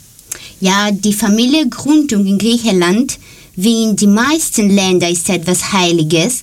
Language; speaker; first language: German; non-native, learner; Greek